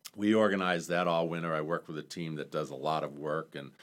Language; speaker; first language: English; native; English